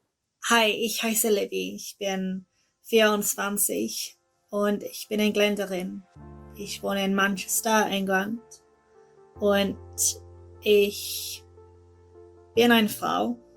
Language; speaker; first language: German; non-native, learner; English